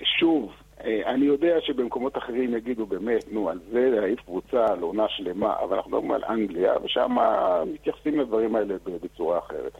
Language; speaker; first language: Hebrew; native; Hebrew